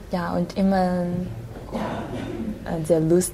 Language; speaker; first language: German; non-native, learner; Chinese